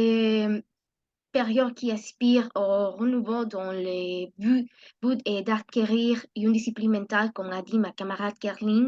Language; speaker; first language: French; non-native, learner; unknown